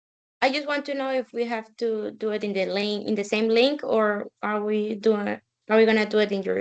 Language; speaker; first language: English; non-native, learner; Spanish